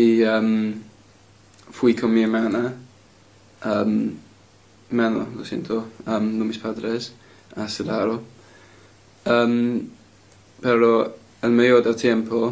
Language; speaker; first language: Spanish; non-native, learner; English